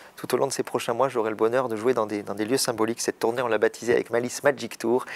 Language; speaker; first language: French; native; French